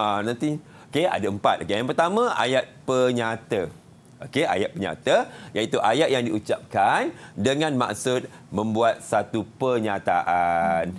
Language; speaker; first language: Malay; native; Malay